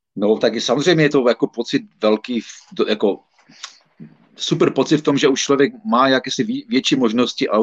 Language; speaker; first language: Czech; native; Czech